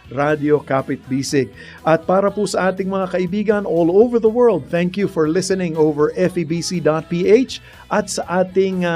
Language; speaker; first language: Filipino; native; Filipino